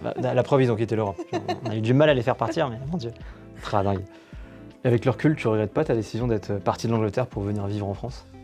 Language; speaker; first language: French; native; French